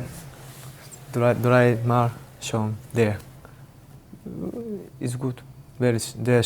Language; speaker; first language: German; non-native, learner; Japanese